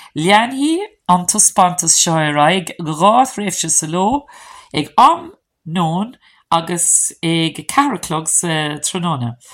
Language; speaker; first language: Irish; non-native, local second language; English